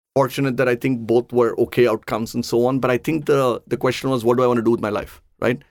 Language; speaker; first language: English; non-native, local second language; Tamil